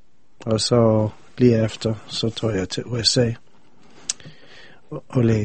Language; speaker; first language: Danish; non-native, fluent; English